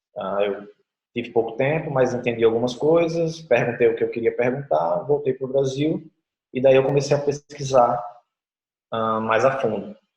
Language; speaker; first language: Portuguese; native; Portuguese